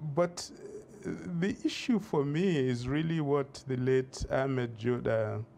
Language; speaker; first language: English; non-native, local second language; Hausa